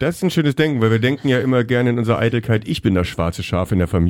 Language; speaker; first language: German; native; German